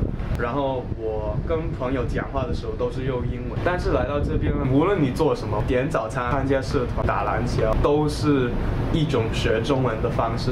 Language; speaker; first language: Chinese; non-native, fluent; English